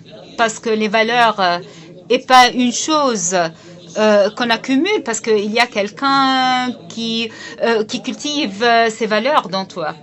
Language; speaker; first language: French; non-native, fluent; Arabic